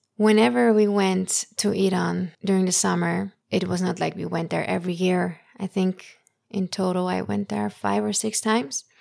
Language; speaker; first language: English; early bilingual, other home language; Persian